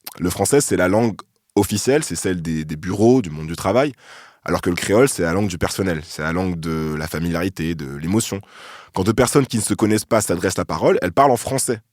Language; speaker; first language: French; native; French